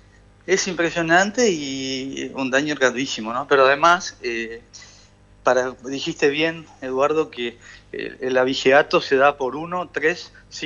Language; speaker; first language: Spanish; native; Spanish